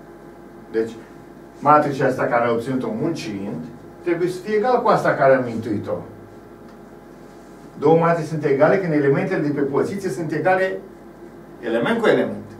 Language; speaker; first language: Romanian; native; Romanian